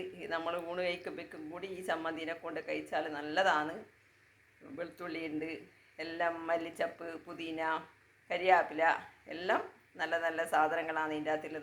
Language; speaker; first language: Malayalam; native; Malayalam